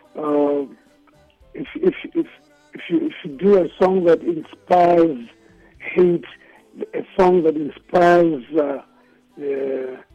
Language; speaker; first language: English; non-native, local second language; Shona